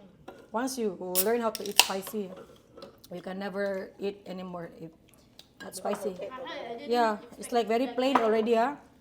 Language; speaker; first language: English; non-native, local second language; Filipino